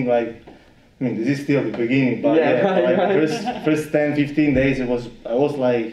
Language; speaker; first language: English; non-native, fluent; Italian